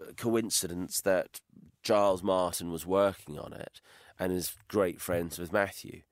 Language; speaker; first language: English; native; English